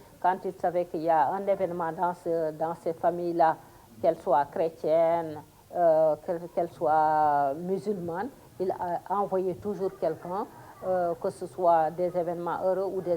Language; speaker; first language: French; non-native, local second language; Fula